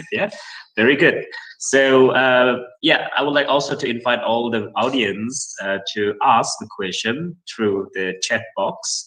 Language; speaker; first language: English; non-native, fluent; Indonesian